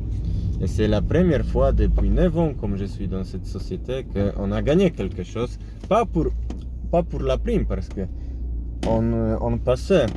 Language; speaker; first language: French; non-native, fluent; Polish